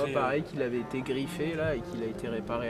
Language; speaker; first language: French; native; French